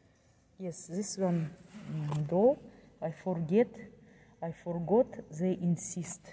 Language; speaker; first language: English; non-native, learner; Russian